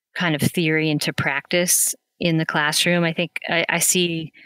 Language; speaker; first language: English; native; English